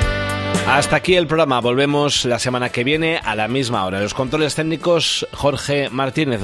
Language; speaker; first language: Spanish; native; Spanish